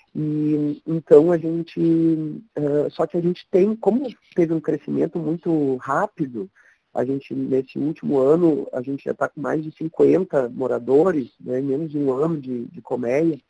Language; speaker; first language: Portuguese; native; Portuguese